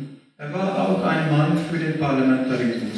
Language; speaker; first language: German; non-native, fluent; Hungarian